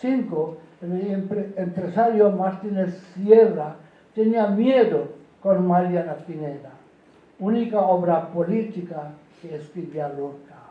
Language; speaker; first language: Spanish; non-native, local second language; Bangla